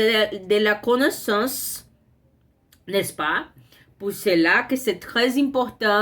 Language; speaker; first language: French; non-native, learner; Portuguese